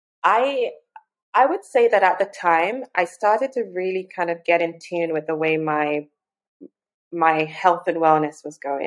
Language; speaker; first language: English; non-native, local second language; Yoruba